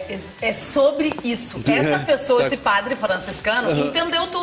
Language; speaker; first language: Portuguese; native; Portuguese